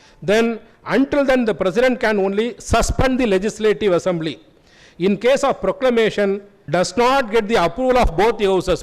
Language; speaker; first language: English; non-native, local second language; Tamil